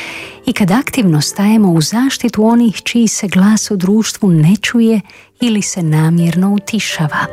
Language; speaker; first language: Croatian; native; Croatian